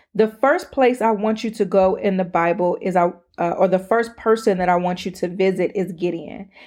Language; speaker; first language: English; native; English